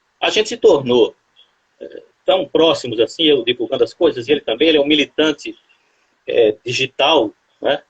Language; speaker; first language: Portuguese; native; Portuguese